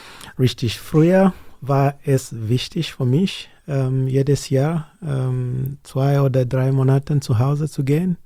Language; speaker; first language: German; non-native, learner; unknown